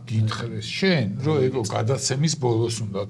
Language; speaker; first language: Georgian; native; Georgian